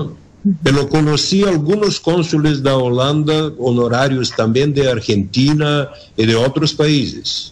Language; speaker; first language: Spanish; non-native, learner; Bulgarian